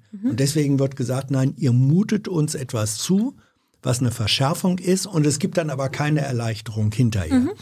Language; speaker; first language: German; native; German